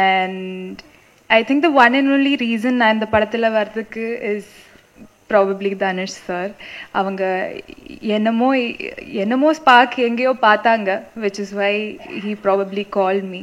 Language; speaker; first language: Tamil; non-native, fluent; Malayalam